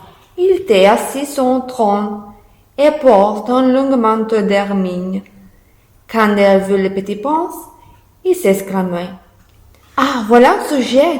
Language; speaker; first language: French; non-native, learner; Italian